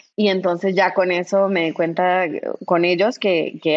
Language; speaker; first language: Spanish; native; Spanish